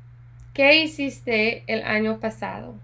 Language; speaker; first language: Spanish; non-native, fluent; English